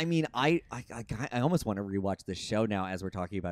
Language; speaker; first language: English; native; English